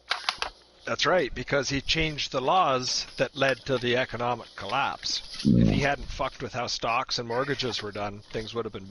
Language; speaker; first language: English; native; English